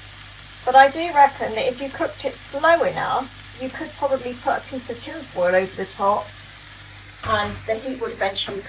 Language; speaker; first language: English; native; English